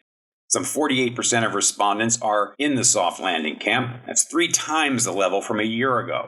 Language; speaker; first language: English; native; English